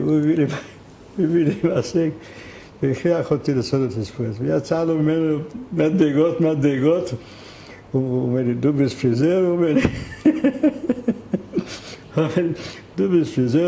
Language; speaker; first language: Hebrew; non-native, fluent; Hungarian